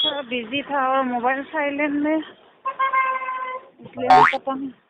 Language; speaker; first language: Hindi; non-native, local second language; Assamese